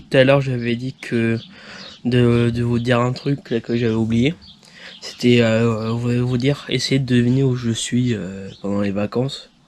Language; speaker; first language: French; native; French